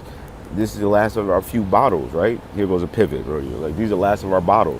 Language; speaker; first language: English; native; English